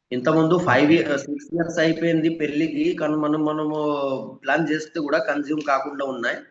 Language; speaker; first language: Telugu; non-native, local second language; Bangla